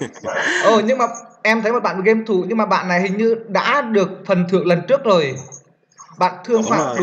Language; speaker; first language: Vietnamese; native; Vietnamese